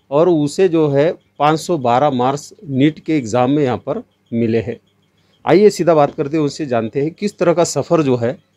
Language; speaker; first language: Hindi; non-native, local second language; Marathi